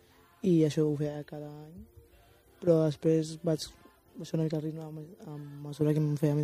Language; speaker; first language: Catalan; early bilingual, other home language; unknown